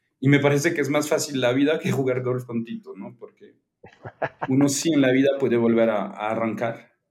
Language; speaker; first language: Spanish; non-native, fluent; French